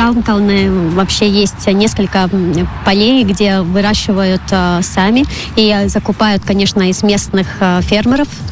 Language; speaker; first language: Russian; non-native, local second language; Latvian